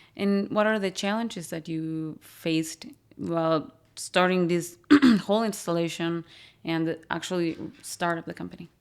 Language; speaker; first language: English; non-native, fluent; Spanish